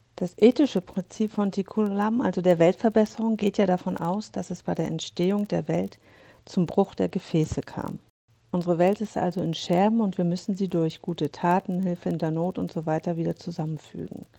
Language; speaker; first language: German; native; German